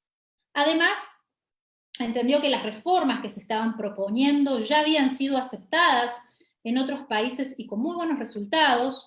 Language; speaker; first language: Spanish; native; Spanish